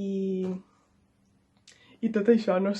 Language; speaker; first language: Catalan; non-native, local second language; Spanish